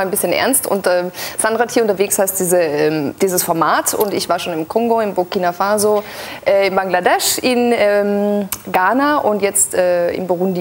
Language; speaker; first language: German; native; German